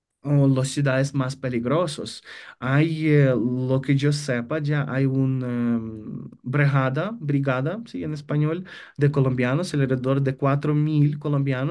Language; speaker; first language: Spanish; non-native, fluent; Ukrainian